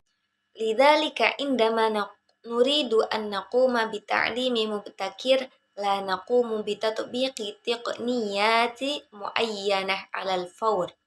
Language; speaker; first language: Arabic; non-native, learner; Indonesian